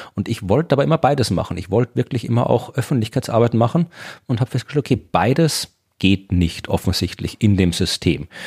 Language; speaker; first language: German; native; German